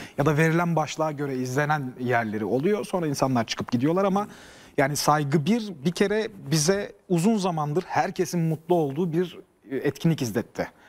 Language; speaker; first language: Turkish; native; Turkish